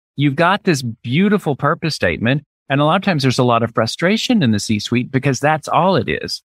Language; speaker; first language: English; native; English